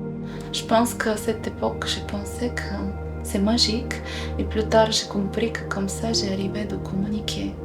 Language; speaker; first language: French; non-native, fluent; Bulgarian